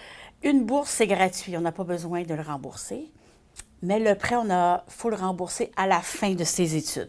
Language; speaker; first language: French; native; French